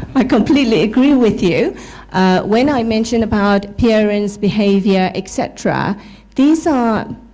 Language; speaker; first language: English; non-native, fluent; Burmese